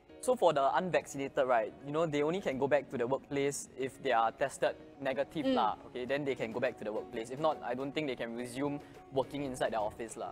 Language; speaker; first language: English; non-native, local second language; Chinese